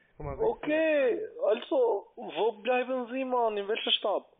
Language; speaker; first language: German; non-native, learner; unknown